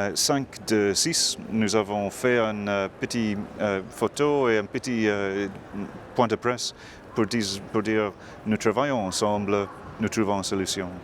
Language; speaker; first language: French; non-native, fluent; English